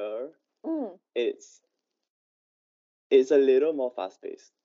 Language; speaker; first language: English; non-native, local second language; Cantonese